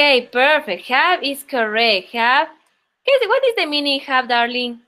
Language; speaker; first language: English; non-native, local second language; Spanish